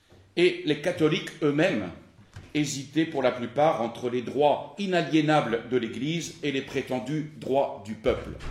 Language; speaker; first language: French; native; French